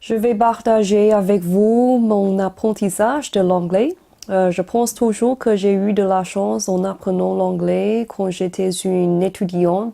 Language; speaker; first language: French; non-native, learner; Chinese